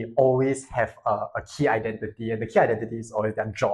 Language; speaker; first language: English; native; English